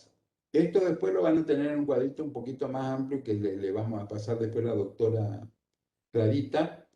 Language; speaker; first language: Spanish; native; Spanish